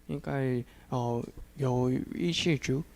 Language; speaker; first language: Chinese; non-native, learner; Korean